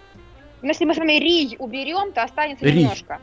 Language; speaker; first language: Russian; native; Russian